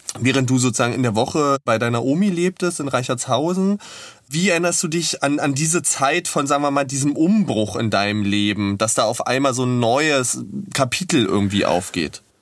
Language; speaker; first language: German; native; German